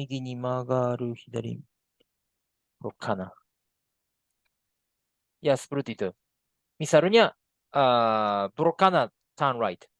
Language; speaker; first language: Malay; non-native, fluent; Japanese